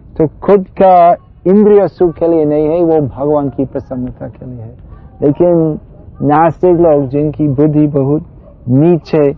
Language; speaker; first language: Hindi; non-native, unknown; English